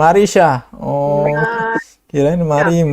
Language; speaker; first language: English; non-native, learner; Indonesian